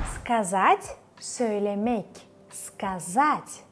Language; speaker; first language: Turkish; non-native, fluent; Russian